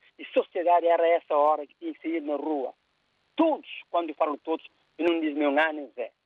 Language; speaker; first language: Portuguese; non-native, local second language; Kabuverdianu